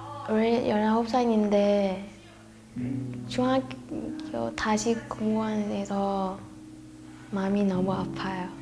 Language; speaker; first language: Korean; non-native, learner; Vietnamese